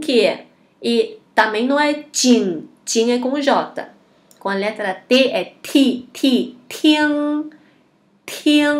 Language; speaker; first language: Portuguese; non-native, fluent; Chinese